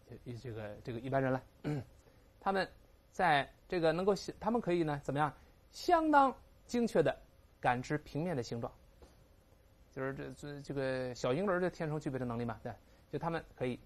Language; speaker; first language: Chinese; native; Chinese